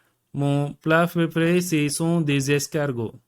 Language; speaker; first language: French; non-native, learner; Tamil